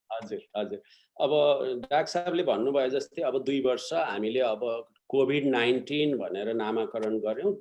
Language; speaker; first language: Nepali; native; Nepali